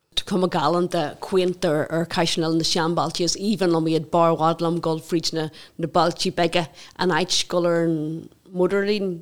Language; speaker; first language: Irish; non-native, local second language; English